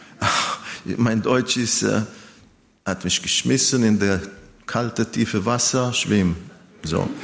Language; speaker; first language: German; non-native, fluent; Hebrew